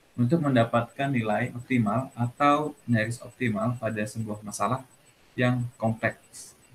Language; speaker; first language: Indonesian; native; Indonesian